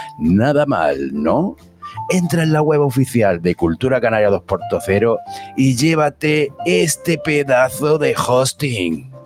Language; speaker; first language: Spanish; native; Spanish